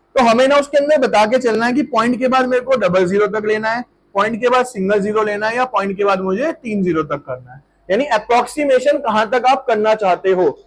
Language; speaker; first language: Hindi; native; Hindi